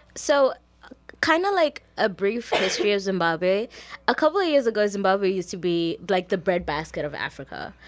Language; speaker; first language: English; non-native, local second language; Shona